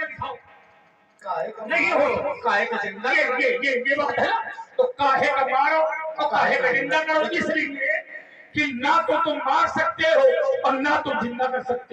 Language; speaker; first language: Hindi; native; Hindi